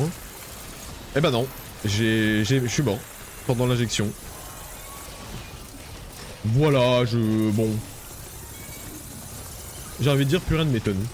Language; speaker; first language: French; native; French